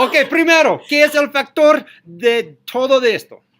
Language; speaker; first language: Spanish; non-native, learner; English